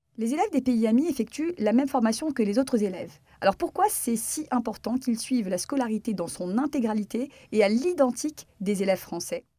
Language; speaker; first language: French; native; French